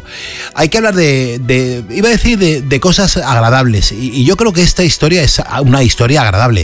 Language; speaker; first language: Spanish; native; Spanish